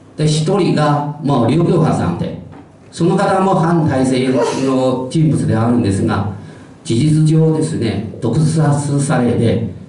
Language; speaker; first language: Japanese; non-native, fluent; Chinese